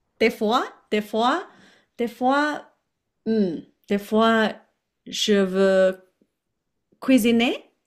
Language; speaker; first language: French; non-native, learner; Chinese